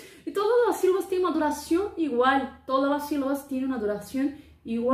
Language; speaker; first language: Spanish; non-native, fluent; Portuguese